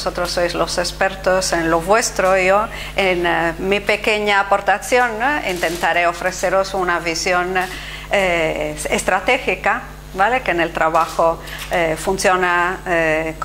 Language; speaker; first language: Spanish; non-native, fluent; Italian